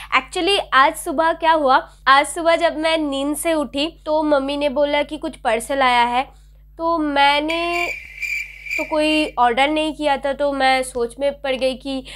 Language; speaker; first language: Hindi; non-native, local second language; Bangla